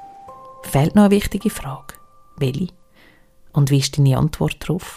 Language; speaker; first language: German; native; German